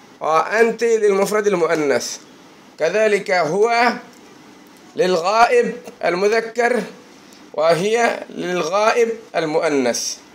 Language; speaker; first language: Arabic; non-native, fluent; Bangla